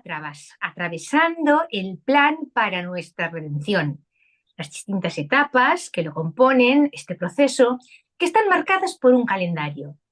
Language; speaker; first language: Spanish; native; Spanish